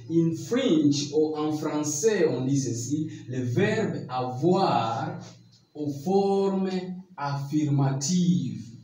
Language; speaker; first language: French; non-native, local second language; Swahili